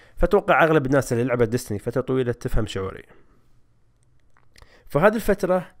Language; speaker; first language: Arabic; native; Arabic